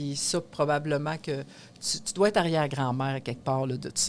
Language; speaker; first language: French; native; French